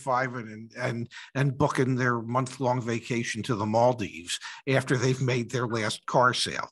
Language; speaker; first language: English; native; English